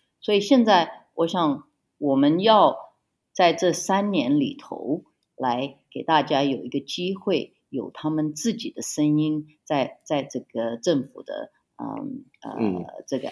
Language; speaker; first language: Chinese; early bilingual, heritage; Chinese